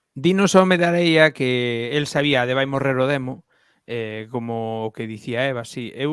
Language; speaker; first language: Galician; non-native, local second language; Spanish